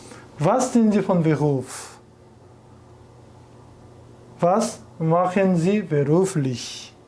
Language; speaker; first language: German; non-native, fluent; Korean